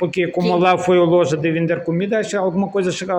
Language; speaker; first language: Portuguese; non-native, learner; Russian